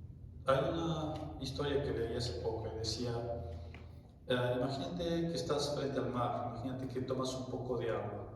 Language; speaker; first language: Spanish; native; Spanish